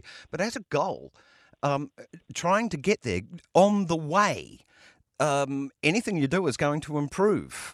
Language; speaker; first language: English; native; English